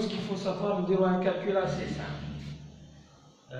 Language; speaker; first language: French; non-native, local second language; Arabic